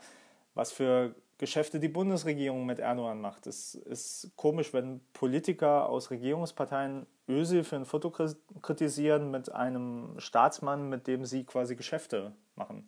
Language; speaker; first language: German; native; German